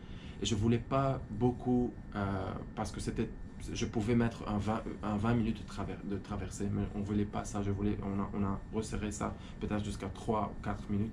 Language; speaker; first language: French; non-native, fluent; Arabic